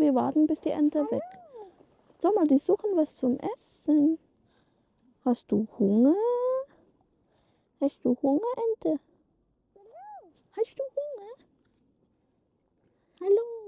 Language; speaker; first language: German; non-native, learner; Indonesian